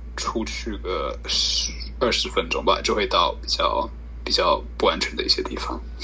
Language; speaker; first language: Chinese; early bilingual, heritage; Chinese